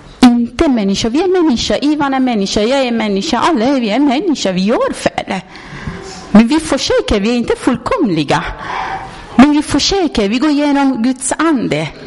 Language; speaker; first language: Swedish; non-native, learner; Persian